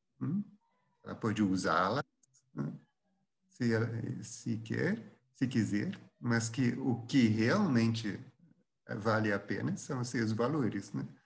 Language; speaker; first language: Portuguese; non-native, fluent; Dutch